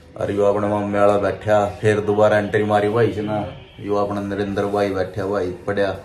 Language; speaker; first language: Hindi; native; Hindi